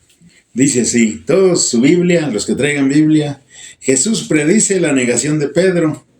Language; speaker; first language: Spanish; native; Spanish